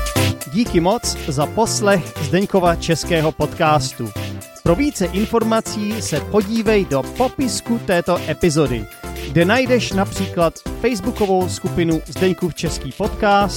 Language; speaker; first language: Czech; native; Czech